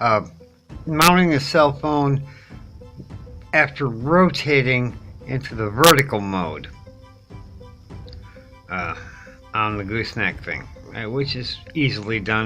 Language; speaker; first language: English; native; English